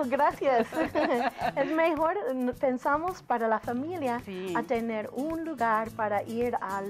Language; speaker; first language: Spanish; non-native, learner; English